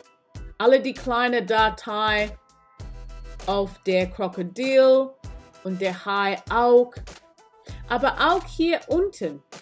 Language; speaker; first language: German; non-native, learner; English